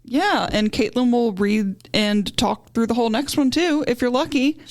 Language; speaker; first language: English; native; English